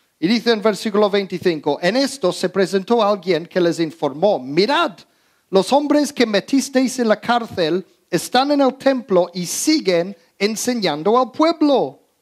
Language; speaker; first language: Spanish; early bilingual, heritage; Spanish